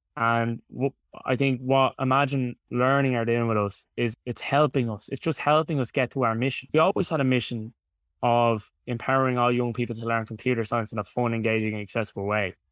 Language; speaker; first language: English; native; English